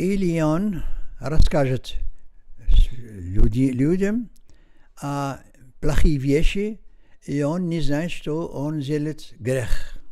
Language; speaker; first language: Russian; non-native, learner; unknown